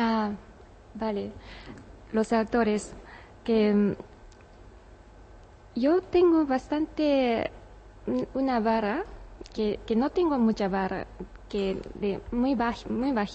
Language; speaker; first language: Spanish; non-native, learner; Japanese